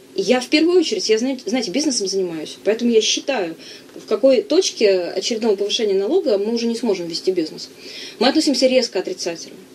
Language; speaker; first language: Russian; native; Russian